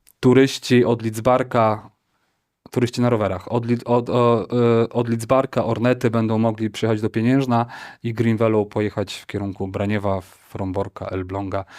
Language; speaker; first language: Polish; native; Polish